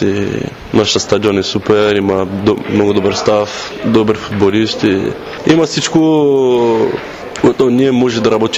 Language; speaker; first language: Bulgarian; non-native, learner; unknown